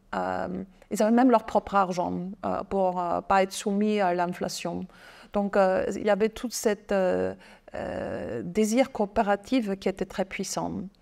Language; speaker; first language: French; non-native, fluent; German